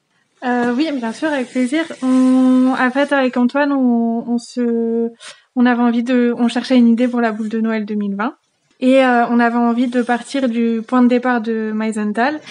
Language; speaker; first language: French; native; French